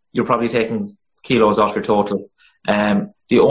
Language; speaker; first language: English; native; English